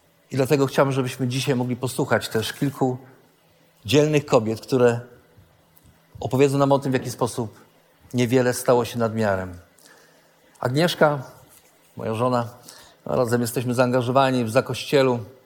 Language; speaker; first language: Polish; native; Polish